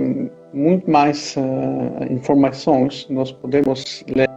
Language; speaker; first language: Portuguese; non-native, fluent; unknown